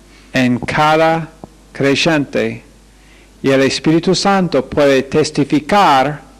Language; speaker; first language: Spanish; non-native, fluent; English